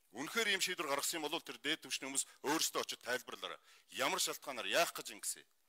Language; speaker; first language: Mongolian; non-native, local second language; Kazakh